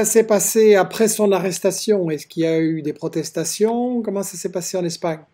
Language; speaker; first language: French; native; French